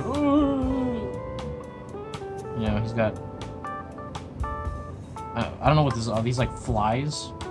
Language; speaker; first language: English; native; English